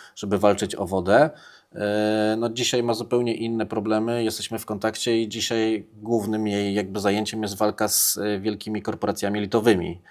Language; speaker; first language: Polish; native; Polish